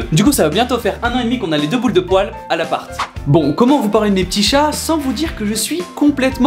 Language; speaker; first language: French; native; French